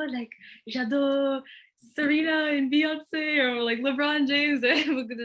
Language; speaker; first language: French; non-native, learner; English